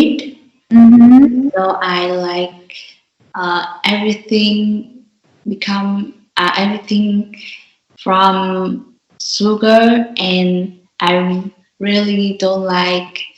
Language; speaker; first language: English; non-native, learner; Vietnamese